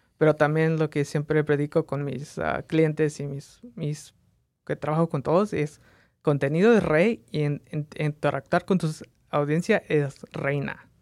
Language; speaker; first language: Spanish; early bilingual, heritage; Spanish